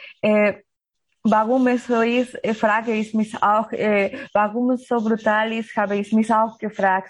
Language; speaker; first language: German; non-native, learner; Spanish